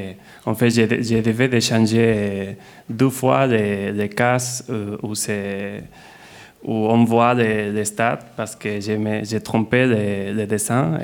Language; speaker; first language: French; non-native, fluent; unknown